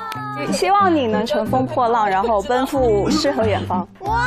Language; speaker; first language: Chinese; native; Chinese